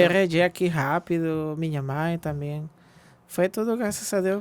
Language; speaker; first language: Portuguese; non-native, fluent; Spanish